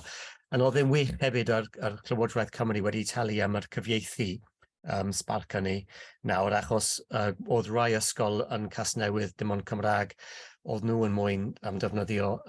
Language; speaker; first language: Welsh; non-native, local second language; English